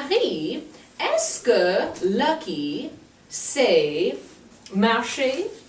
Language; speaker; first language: French; non-native, fluent; English